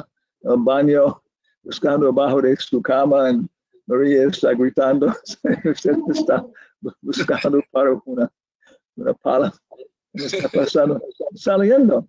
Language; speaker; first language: Spanish; non-native, learner; English